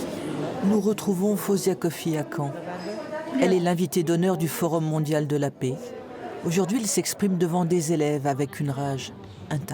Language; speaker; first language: French; native; French